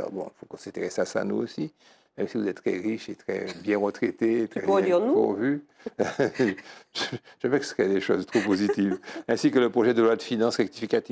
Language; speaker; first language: French; native; French